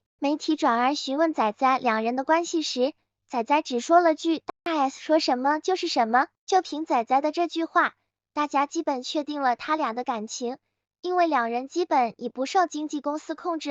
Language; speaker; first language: Chinese; native; Chinese